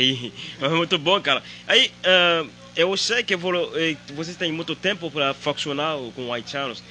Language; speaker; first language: Portuguese; non-native, learner; Haitian Creole